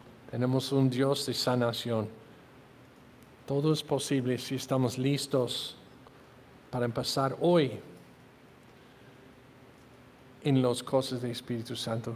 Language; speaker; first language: Spanish; non-native, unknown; English